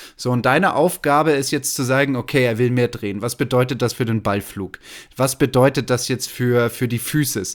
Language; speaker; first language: German; native; German